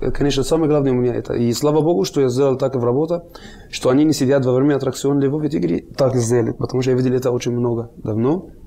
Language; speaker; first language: Russian; non-native, learner; Arabic